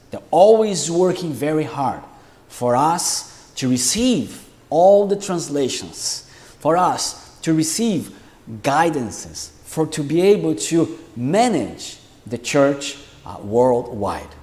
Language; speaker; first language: English; non-native, fluent; Portuguese